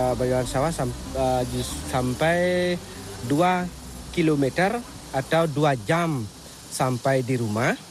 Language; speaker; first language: Indonesian; non-native, local second language; Balinese